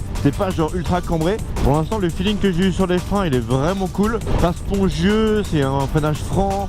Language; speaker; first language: French; native; French